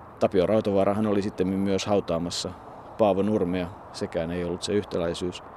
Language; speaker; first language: Finnish; native; Finnish